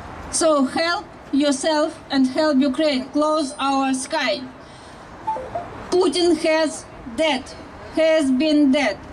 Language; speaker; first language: English; non-native, fluent; Ukrainian